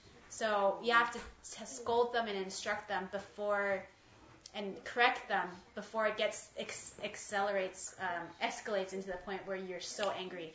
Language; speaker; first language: English; early bilingual, other home language; Chinese